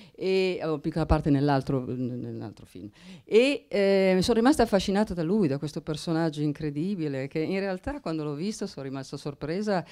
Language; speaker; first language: Italian; native; Italian